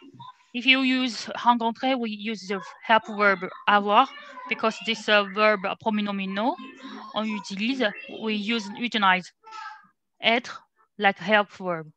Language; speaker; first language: English; non-native, learner; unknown